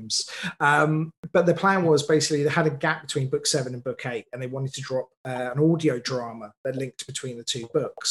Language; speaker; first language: English; native; English